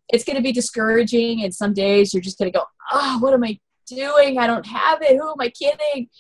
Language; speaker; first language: English; native; English